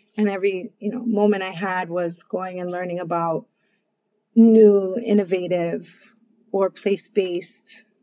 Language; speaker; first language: English; native; English